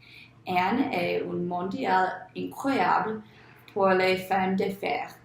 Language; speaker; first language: French; non-native, learner; English